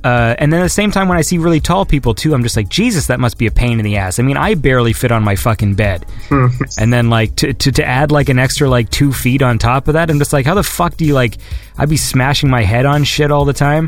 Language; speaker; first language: English; native; English